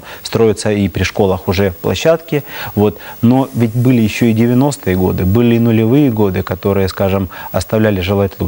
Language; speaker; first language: Russian; native; Russian